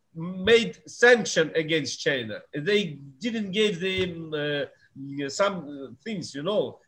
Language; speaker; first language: English; non-native, fluent; Russian